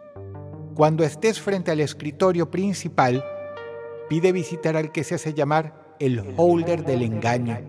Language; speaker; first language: Spanish; native; Spanish